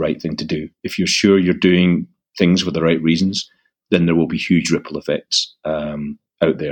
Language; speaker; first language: English; native; English